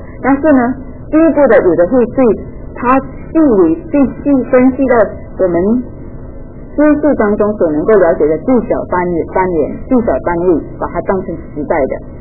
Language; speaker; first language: Chinese; native; Chinese